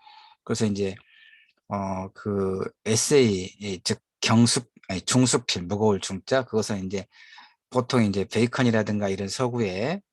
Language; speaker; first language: Korean; native; Korean